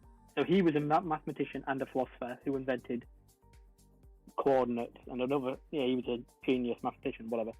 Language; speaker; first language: English; native; English